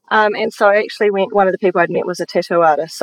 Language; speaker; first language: English; native; English